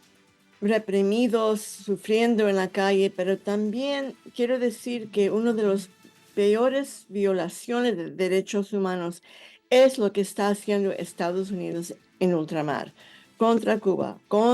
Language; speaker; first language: Spanish; non-native, fluent; English